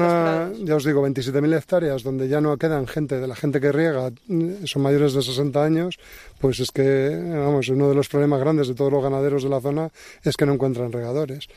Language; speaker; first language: Spanish; native; Spanish